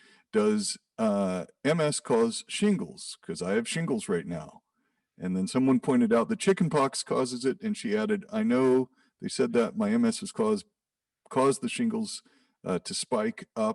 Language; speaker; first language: English; native; English